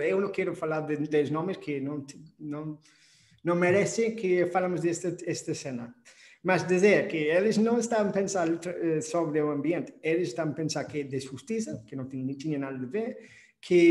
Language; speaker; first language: Portuguese; non-native, fluent; English